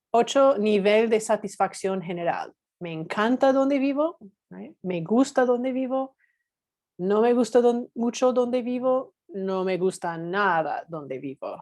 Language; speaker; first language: Spanish; non-native, fluent; English